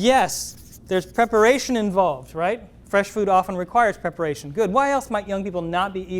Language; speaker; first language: English; native; English